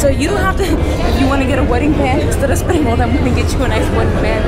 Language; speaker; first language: English; native; English